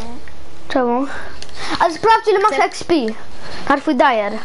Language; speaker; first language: Polish; early bilingual, heritage; Polish